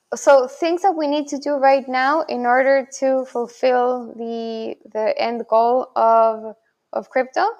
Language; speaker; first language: English; non-native, fluent; Spanish